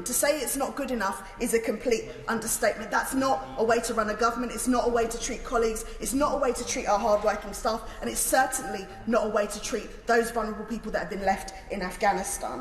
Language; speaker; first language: English; native; English